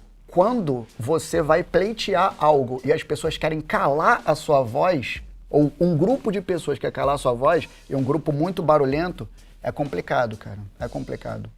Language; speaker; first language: Portuguese; native; Portuguese